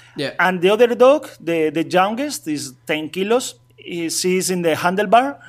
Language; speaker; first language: English; non-native, learner; Spanish